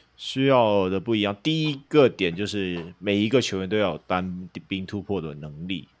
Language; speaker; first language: Chinese; non-native, local second language; Cantonese